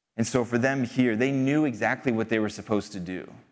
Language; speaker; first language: English; native; English